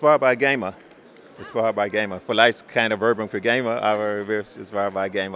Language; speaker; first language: German; non-native, learner; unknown